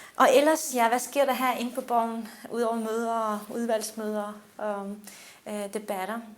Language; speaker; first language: Danish; early bilingual, other home language; Turkish